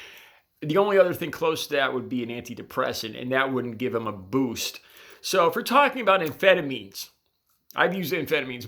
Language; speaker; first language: English; native; English